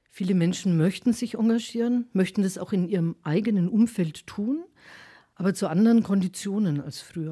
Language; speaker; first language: German; native; German